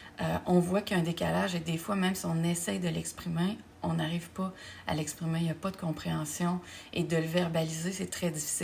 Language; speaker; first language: French; native; French